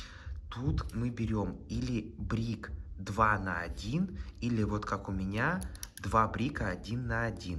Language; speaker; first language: Russian; native; Russian